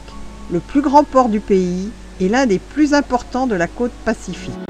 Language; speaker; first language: French; native; French